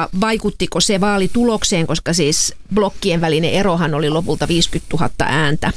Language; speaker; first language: Finnish; native; Finnish